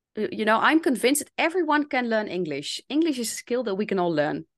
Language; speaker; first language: English; non-native, fluent; Dutch